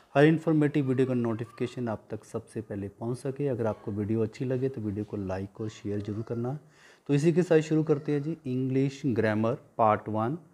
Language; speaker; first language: Hindi; non-native, local second language; Punjabi